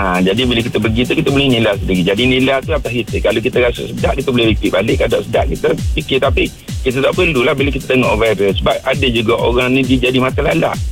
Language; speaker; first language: Malay; native; Malay